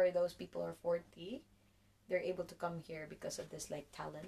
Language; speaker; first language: English; non-native, local second language; Cebuano